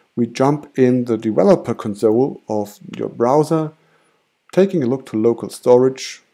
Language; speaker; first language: English; non-native, fluent; German